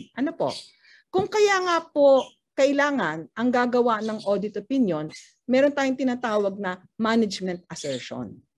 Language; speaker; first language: Filipino; native; Filipino